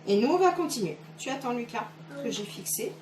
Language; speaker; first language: French; native; French